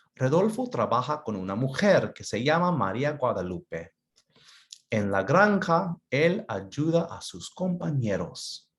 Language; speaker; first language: Spanish; early bilingual, other home language; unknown